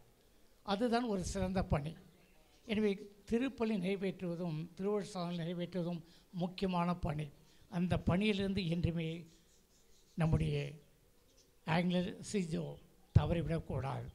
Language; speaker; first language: Tamil; native; Tamil